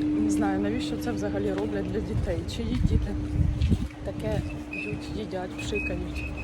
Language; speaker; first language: Ukrainian; non-native, local second language; Russian